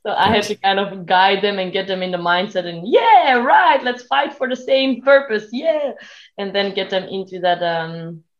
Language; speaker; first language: English; non-native, fluent; Dutch